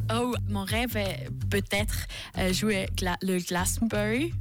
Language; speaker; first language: French; non-native, learner; German